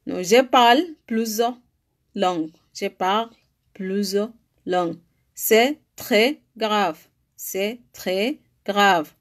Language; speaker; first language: French; non-native, learner; Arabic